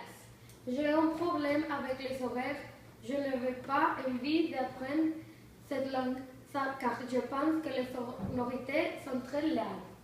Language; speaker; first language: French; non-native, learner; Spanish